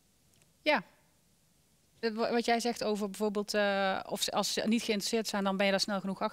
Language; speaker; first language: Dutch; native; Dutch